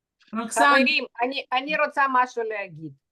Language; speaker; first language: Hebrew; non-native, fluent; Russian